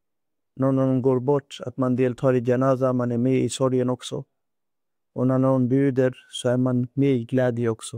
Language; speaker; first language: Swedish; non-native, fluent; Urdu